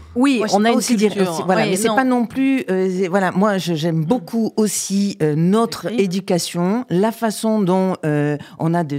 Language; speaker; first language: French; native; French